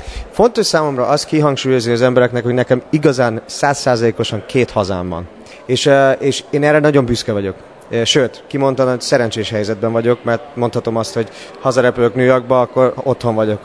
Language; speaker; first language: Hungarian; non-native, fluent; English